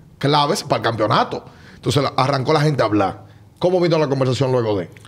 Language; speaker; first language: Spanish; native; Spanish